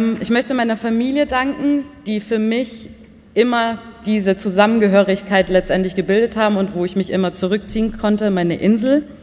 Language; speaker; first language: German; early bilingual, other home language; Persian